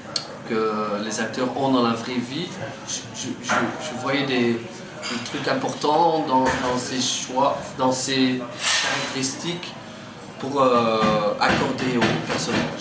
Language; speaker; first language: French; non-native, fluent; Dutch